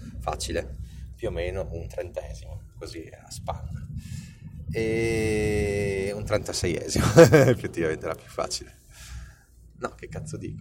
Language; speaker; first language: Italian; native; Italian